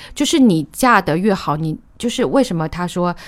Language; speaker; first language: Chinese; native; Chinese